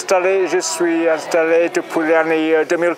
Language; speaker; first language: French; non-native, learner; English